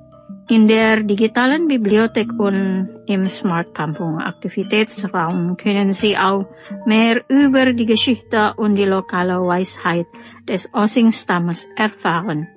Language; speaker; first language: German; non-native, fluent; Indonesian